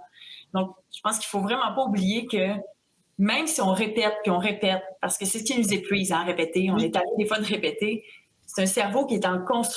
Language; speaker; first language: French; native; French